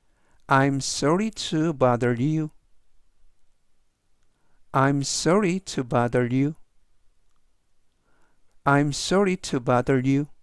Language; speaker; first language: English; non-native, fluent; Korean